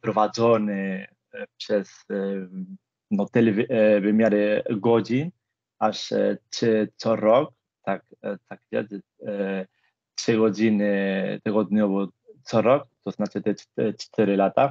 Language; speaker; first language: Polish; non-native, fluent; Spanish